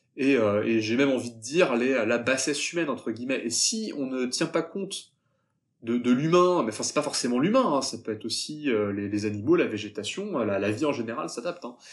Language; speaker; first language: French; native; French